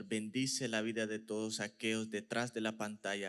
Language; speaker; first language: Spanish; native; Spanish